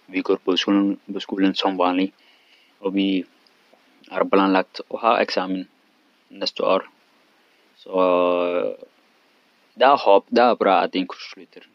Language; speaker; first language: Swedish; non-native, learner; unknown